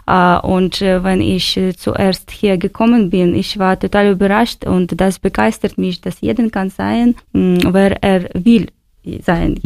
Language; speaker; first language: German; non-native, fluent; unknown